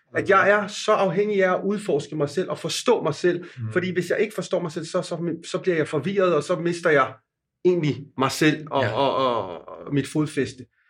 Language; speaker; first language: Danish; non-native, fluent; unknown